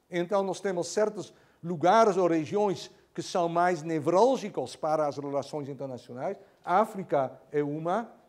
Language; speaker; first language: Portuguese; non-native, fluent; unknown